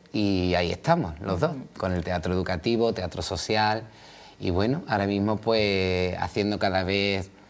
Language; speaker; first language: Spanish; native; Spanish